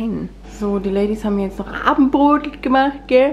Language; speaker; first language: German; native; German